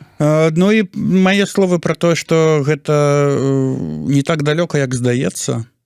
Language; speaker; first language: Belarusian; native; Belarusian